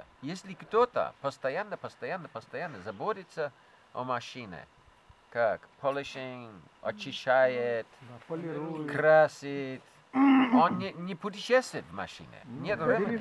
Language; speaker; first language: Russian; non-native, fluent; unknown